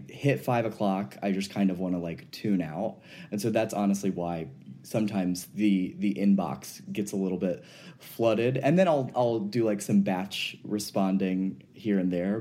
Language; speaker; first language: English; native; English